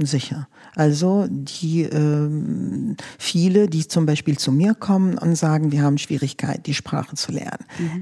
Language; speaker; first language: German; non-native, fluent; Arabic